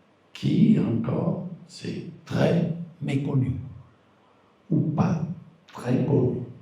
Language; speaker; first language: French; non-native, fluent; Spanish